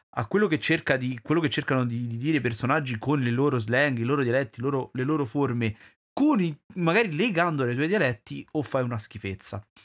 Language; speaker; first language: Italian; native; Italian